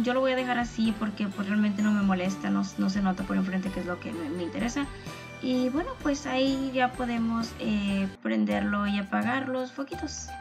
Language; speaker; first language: Spanish; native; Spanish